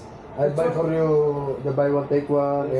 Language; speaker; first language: English; non-native, local second language; Filipino